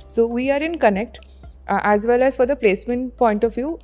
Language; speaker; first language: English; non-native, local second language; Bangla